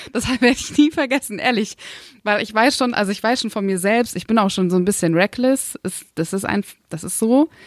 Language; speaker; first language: German; early bilingual, other home language; Kurdish